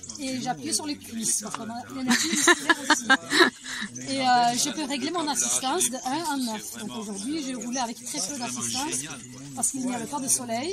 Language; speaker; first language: French; native; French